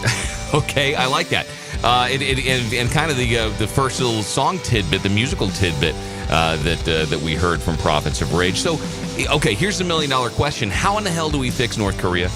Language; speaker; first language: English; native; English